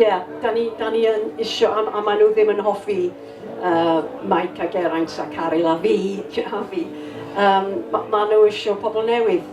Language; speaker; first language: Welsh; non-native, local second language; English